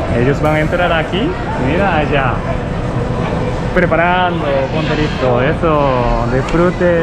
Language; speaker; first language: Spanish; non-native, learner; Japanese